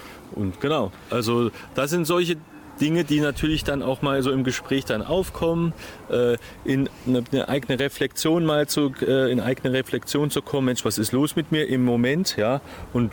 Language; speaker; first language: German; native; German